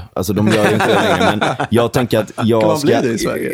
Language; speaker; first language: Swedish; native; Swedish